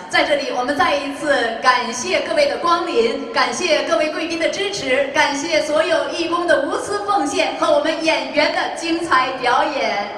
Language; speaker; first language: Chinese; native; Chinese